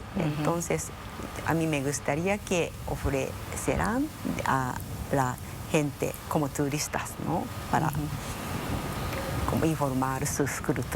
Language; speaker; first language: Spanish; non-native, fluent; Japanese